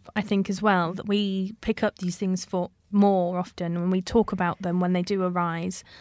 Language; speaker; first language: English; native; English